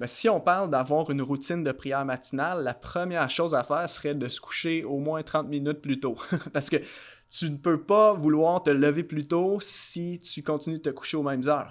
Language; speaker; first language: French; native; French